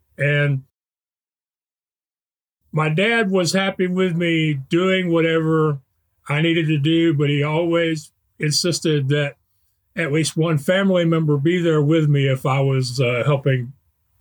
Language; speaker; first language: English; native; English